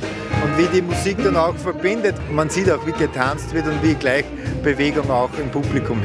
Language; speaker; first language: German; native; German